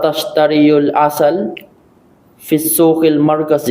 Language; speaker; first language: Arabic; non-native, learner; Filipino